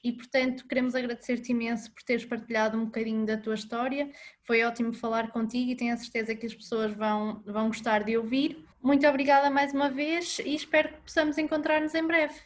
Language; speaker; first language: Portuguese; native; Portuguese